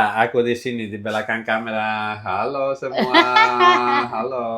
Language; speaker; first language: Indonesian; non-native, learner; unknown